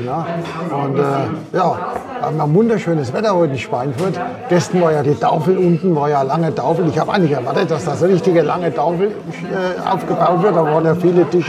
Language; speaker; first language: German; native; German